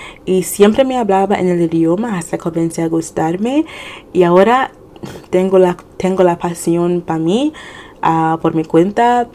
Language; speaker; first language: Spanish; non-native, fluent; English